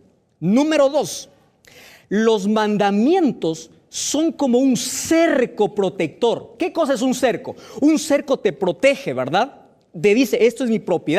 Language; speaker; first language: Spanish; native; Spanish